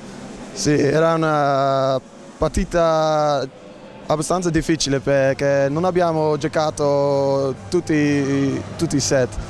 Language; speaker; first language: Italian; non-native, fluent; Dutch